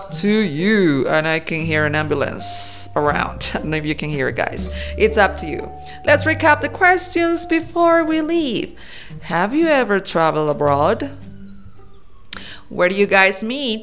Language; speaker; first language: English; non-native, fluent; Spanish